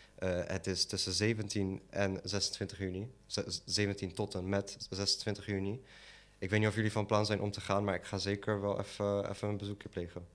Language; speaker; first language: Dutch; early bilingual, other home language; Polish